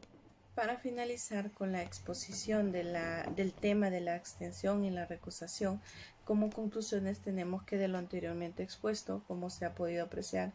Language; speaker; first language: Spanish; native; Spanish